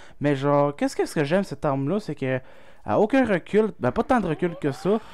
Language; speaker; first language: French; native; French